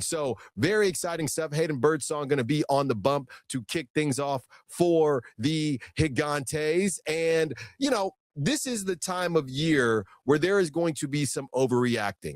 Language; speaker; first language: English; native; English